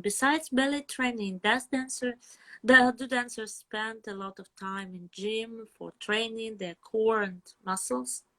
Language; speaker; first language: English; non-native, fluent; Russian